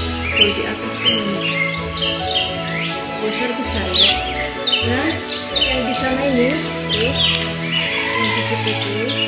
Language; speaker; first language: Indonesian; non-native, local second language; Javanese